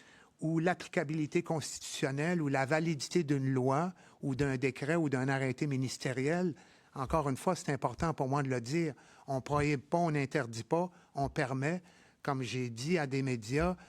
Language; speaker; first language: French; native; French